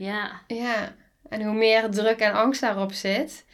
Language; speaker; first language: Dutch; native; Dutch